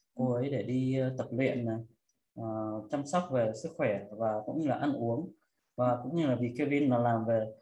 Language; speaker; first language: Vietnamese; early bilingual, heritage; Vietnamese